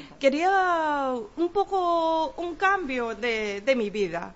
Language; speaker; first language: Spanish; non-native, learner; Korean